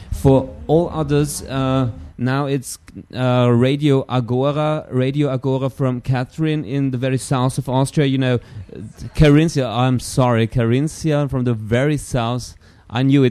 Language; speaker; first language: English; non-native, fluent; German